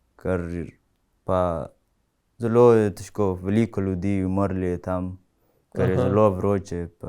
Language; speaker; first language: Slovenian; non-native, learner; Tigrinya